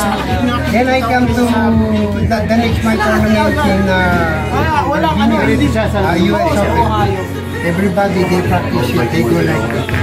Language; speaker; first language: English; non-native, learner; Filipino